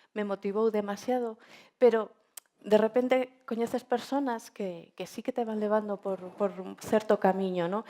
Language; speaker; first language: Galician; non-native, local second language; Spanish